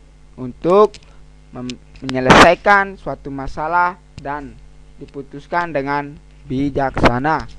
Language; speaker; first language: Indonesian; native; Indonesian